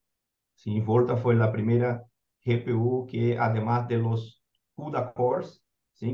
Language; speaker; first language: Spanish; non-native, fluent; Portuguese